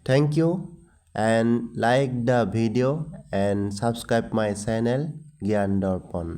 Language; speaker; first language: English; non-native, local second language; Assamese